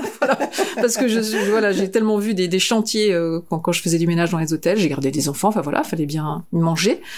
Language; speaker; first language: French; native; French